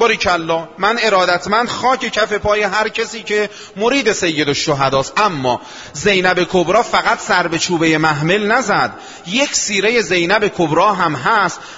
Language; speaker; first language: Persian; non-native, local second language; Azerbaijani